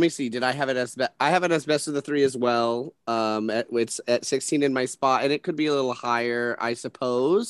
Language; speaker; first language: English; native; English